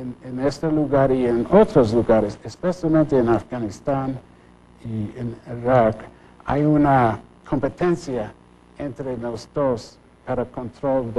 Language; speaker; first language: Spanish; non-native, fluent; English